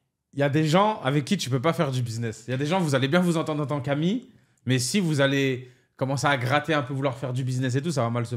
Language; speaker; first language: French; native; French